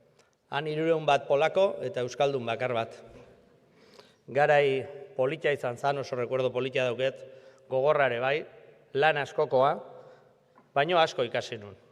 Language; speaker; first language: Basque; native; Basque